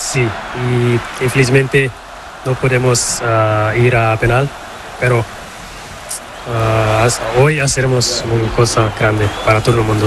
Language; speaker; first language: Spanish; non-native, learner; Portuguese